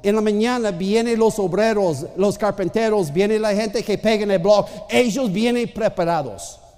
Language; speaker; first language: Spanish; non-native, fluent; English